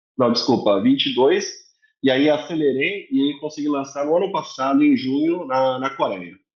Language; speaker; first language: Portuguese; early bilingual, other home language; Korean